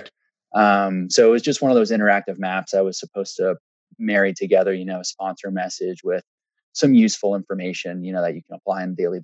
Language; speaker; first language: English; native; English